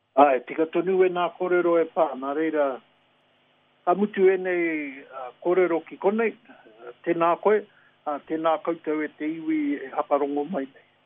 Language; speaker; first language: Māori; native; Māori